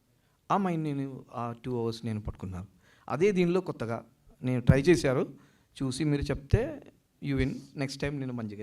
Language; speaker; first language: Telugu; non-native, learner; Malayalam